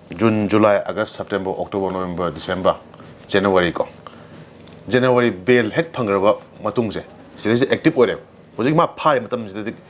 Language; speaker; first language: Manipuri; native; Manipuri